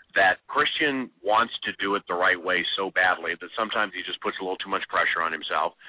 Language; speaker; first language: English; native; English